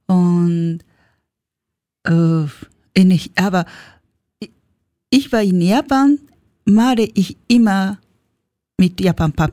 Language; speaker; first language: German; non-native, learner; Japanese